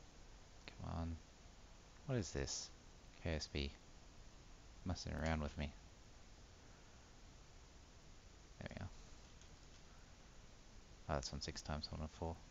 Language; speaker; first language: English; native; English